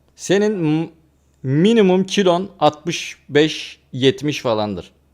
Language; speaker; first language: Turkish; native; Turkish